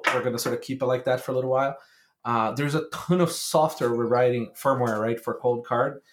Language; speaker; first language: English; non-native, fluent; Portuguese